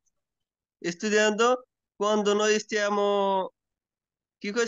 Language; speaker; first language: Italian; non-native, learner; Bangla